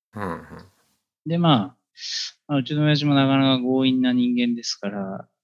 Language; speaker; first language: Japanese; native; Japanese